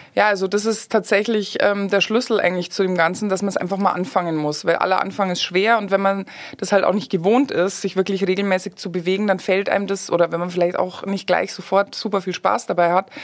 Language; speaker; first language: German; native; German